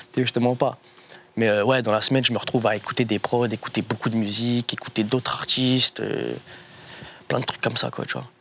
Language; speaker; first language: French; native; French